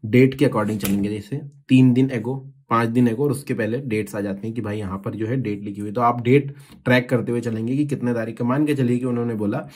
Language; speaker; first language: Hindi; native; Hindi